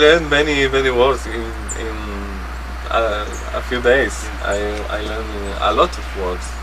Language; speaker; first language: English; non-native, learner; Spanish